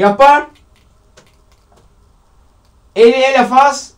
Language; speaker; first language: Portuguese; non-native, learner; Turkish